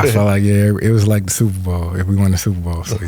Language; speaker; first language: English; native; English